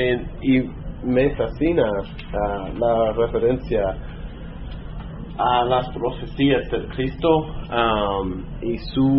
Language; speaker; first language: Spanish; non-native, fluent; English